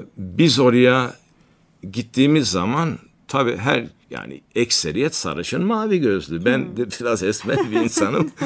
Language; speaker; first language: Turkish; native; Turkish